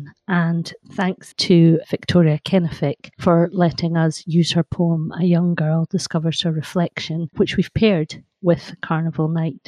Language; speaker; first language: English; native; English